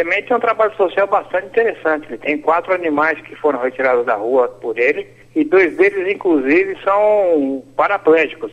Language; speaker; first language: Portuguese; native; Portuguese